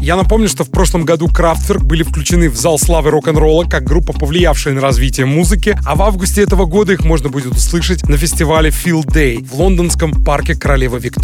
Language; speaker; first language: Russian; native; Russian